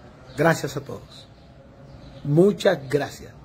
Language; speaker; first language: Spanish; native; Spanish